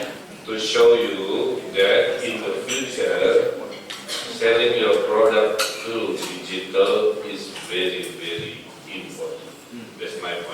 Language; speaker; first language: English; non-native, fluent; Indonesian